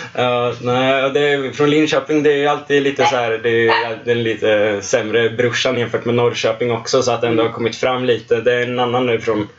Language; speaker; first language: Swedish; native; Swedish